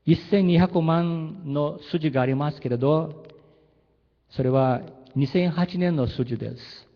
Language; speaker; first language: Japanese; early bilingual, heritage; Japanese